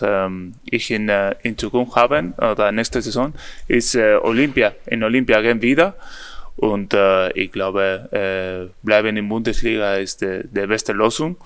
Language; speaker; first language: German; non-native, learner; Spanish